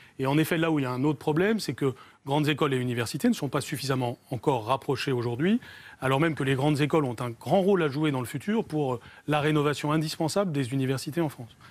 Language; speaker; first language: French; native; French